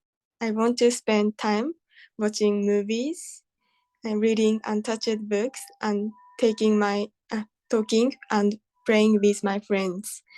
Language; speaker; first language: English; non-native, learner; Japanese